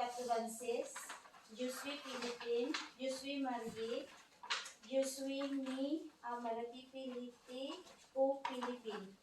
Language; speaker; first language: French; non-native, learner; Filipino